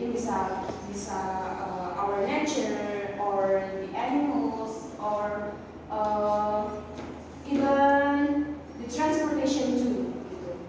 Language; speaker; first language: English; non-native, learner; Indonesian